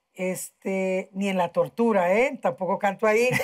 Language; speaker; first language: Spanish; native; Spanish